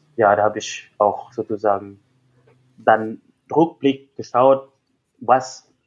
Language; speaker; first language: German; non-native, fluent; Indonesian